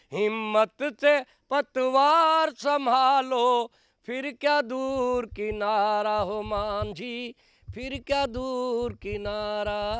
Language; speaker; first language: Hindi; native; Hindi